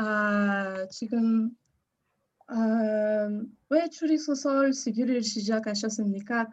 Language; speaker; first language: Korean; non-native, learner; French